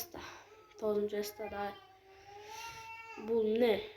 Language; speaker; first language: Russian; non-native, local second language; Kyrgyz